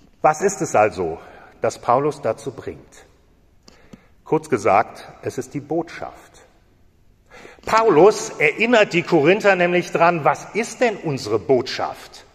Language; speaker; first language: German; native; German